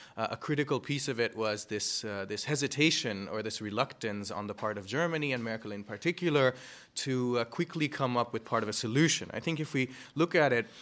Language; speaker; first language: English; early bilingual, other home language; German